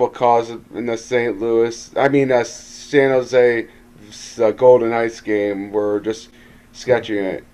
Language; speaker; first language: English; native; English